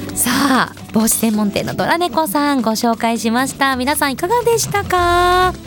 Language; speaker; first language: Japanese; native; Japanese